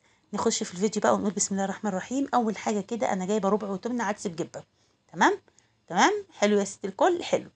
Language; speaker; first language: Arabic; native; Arabic